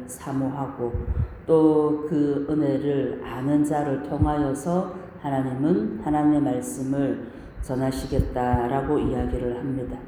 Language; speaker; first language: Korean; native; Korean